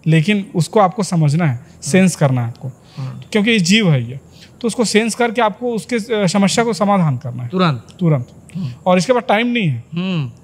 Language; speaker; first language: Hindi; native; Hindi